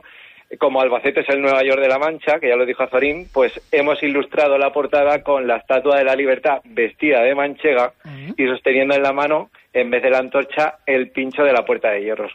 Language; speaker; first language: Spanish; native; Spanish